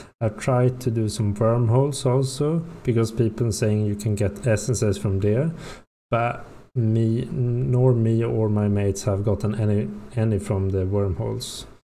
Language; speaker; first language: English; non-native, fluent; Swedish